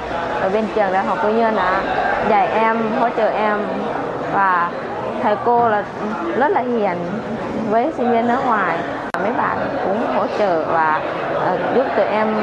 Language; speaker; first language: Vietnamese; non-native, fluent; Lao